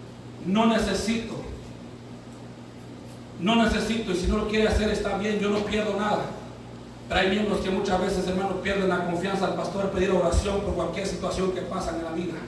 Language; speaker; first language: Spanish; native; Spanish